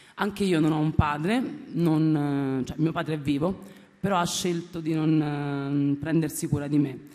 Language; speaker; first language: Italian; early bilingual, other home language; Amharic